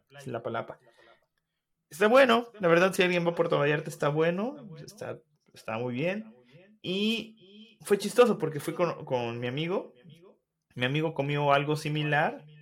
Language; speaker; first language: Spanish; native; Spanish